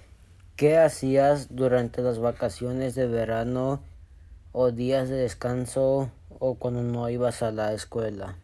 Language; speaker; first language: Spanish; early bilingual, heritage; Spanish